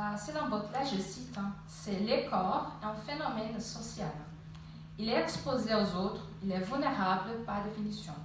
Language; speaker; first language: French; non-native, fluent; Portuguese